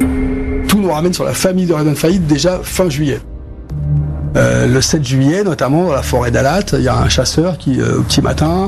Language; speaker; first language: French; native; French